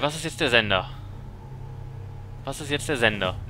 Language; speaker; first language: German; native; German